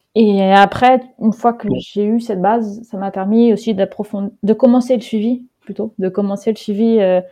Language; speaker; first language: French; early bilingual, heritage; Dutch